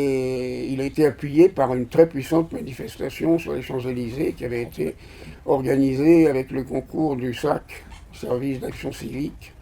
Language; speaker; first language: French; native; French